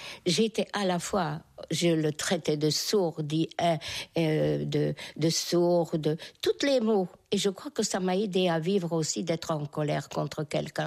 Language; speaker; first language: French; non-native, fluent; Hungarian